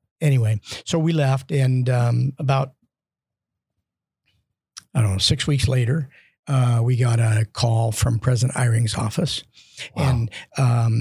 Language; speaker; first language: English; native; English